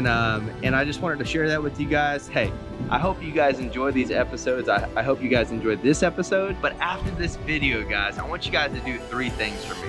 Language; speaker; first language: English; native; English